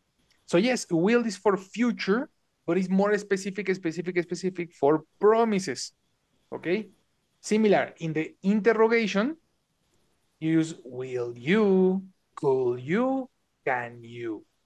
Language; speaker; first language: English; non-native, fluent; Spanish